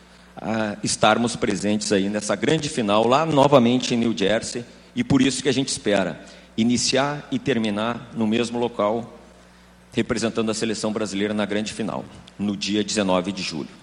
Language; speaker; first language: Portuguese; native; Portuguese